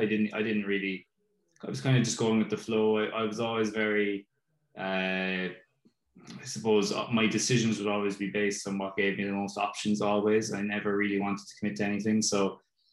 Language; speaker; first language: English; native; English